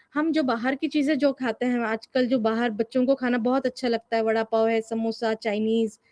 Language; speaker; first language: Hindi; non-native, local second language; Marathi